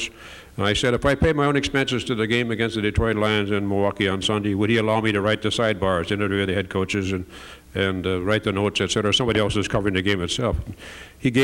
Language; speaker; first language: English; native; English